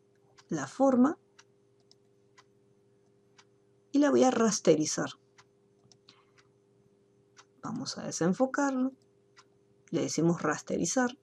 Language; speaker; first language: Spanish; native; Spanish